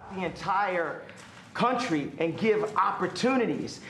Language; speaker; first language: English; native; English